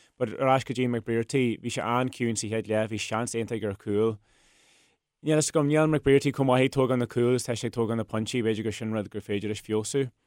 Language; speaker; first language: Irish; non-native, local second language; English